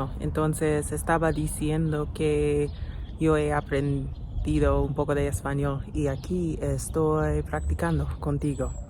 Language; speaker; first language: Spanish; non-native, learner; English